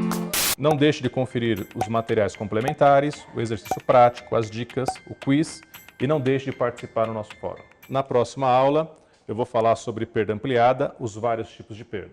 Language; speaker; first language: Portuguese; native; Portuguese